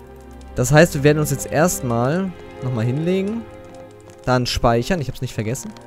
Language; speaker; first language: German; native; German